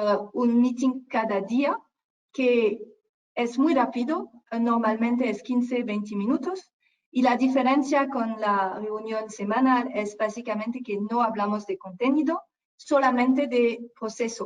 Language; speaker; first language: Spanish; non-native, fluent; French